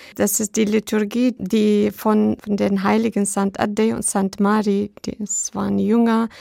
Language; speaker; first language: German; non-native, fluent; Arabic